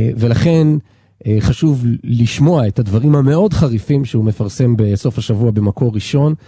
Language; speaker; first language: Hebrew; native; Hebrew